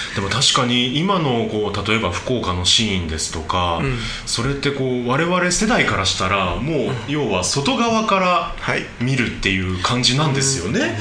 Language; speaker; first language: Japanese; native; Japanese